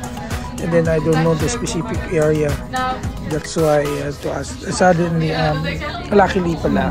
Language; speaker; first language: English; non-native, local second language; Filipino